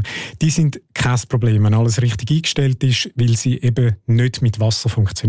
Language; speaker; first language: German; native; German